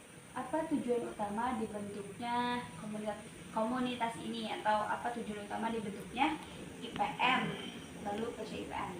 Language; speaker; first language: Indonesian; native; Indonesian